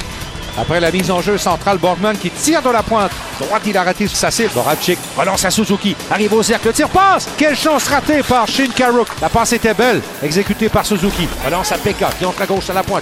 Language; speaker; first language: French; native; French